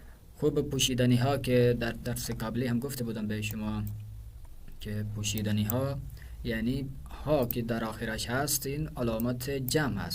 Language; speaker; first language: Persian; non-native, fluent; Urdu